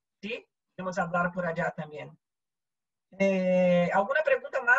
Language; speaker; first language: Spanish; non-native, learner; Portuguese